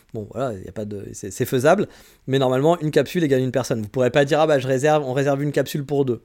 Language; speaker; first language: French; native; French